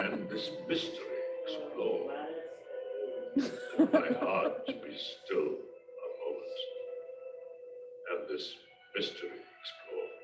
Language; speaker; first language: English; native; English